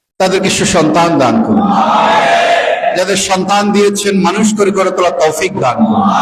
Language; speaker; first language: Bangla; native; Bangla